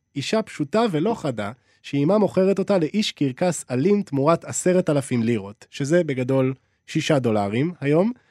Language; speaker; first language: Hebrew; native; Hebrew